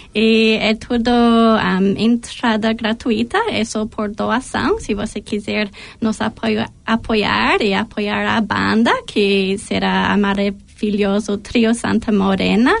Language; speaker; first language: Portuguese; non-native, fluent; English